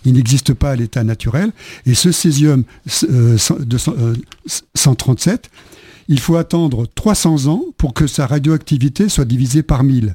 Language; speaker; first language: French; native; French